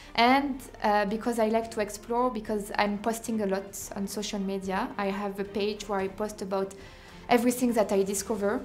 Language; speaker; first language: English; non-native, fluent; French